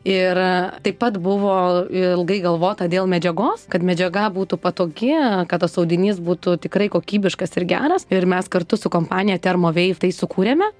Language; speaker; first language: Lithuanian; native; Lithuanian